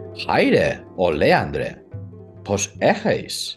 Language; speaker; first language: Greek; non-native, fluent; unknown